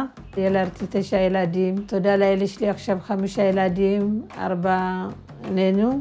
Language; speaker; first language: Hebrew; non-native, learner; Amharic